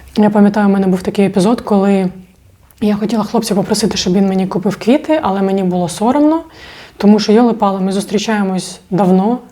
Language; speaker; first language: Ukrainian; non-native, local second language; Russian